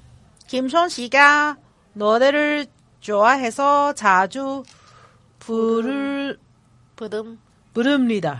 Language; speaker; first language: Korean; non-native, learner; Cantonese